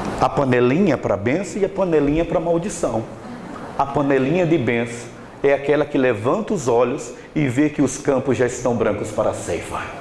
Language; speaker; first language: Portuguese; native; Portuguese